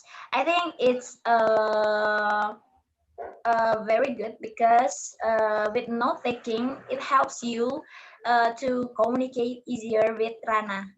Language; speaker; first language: English; non-native, learner; Indonesian